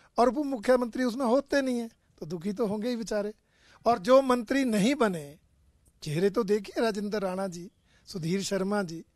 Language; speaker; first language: Hindi; native; Hindi